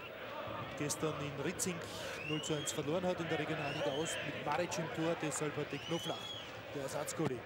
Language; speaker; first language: German; native; German